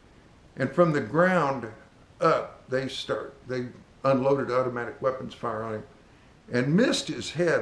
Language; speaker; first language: English; native; English